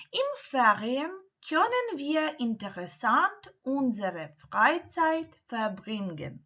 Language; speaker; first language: German; non-native, learner; Ukrainian